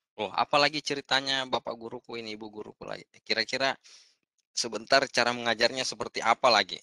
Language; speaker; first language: Indonesian; native; Indonesian